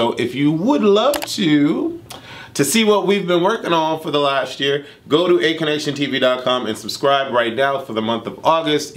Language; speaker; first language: English; native; English